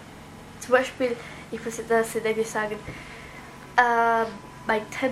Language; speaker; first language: German; early bilingual, other home language; Croatian